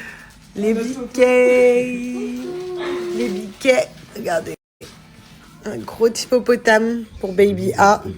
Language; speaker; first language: French; native; French